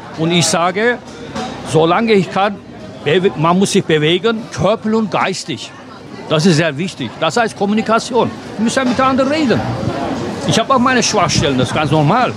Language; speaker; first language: German; non-native, fluent; Turkish